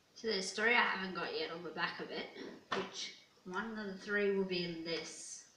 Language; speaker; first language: English; native; English